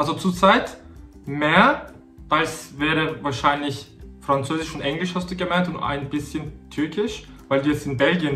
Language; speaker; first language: German; non-native, fluent; Turkish